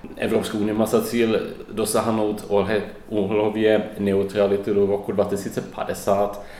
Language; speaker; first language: Czech; non-native, fluent; Swedish